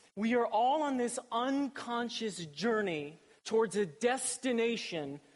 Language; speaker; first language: English; native; English